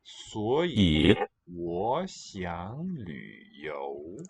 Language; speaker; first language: Chinese; non-native, learner; English